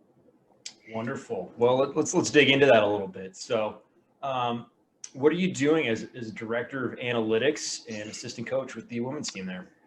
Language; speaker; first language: English; native; English